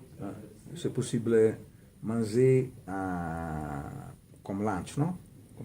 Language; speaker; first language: French; non-native, learner; Italian